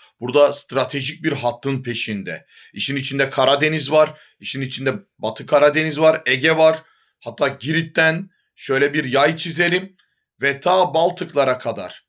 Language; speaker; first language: Turkish; native; Turkish